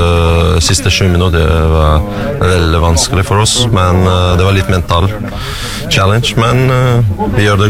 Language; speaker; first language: Norwegian; non-native, learner; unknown